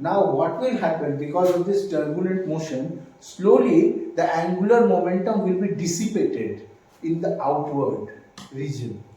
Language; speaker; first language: English; non-native, local second language; Bangla